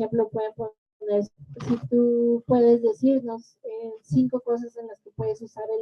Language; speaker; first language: Spanish; native; Spanish